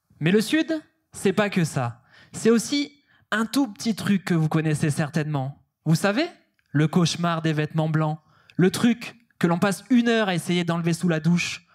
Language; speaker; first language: French; native; French